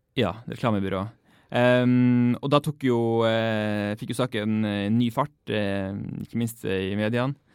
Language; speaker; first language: Norwegian; native; Norwegian